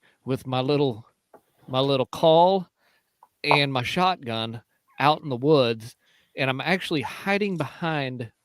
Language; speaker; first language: English; native; English